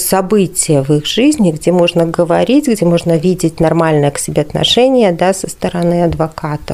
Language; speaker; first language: Russian; native; Russian